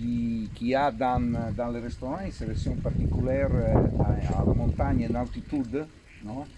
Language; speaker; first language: French; non-native, learner; Italian